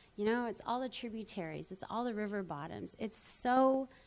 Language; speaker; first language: English; native; English